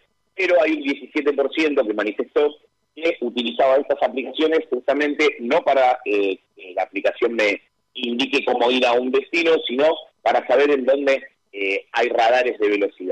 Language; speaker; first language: Spanish; native; Spanish